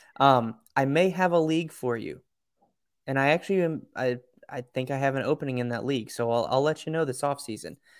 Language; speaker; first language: English; native; English